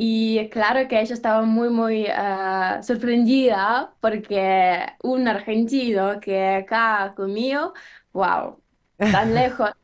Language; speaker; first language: Spanish; non-native, learner; Ukrainian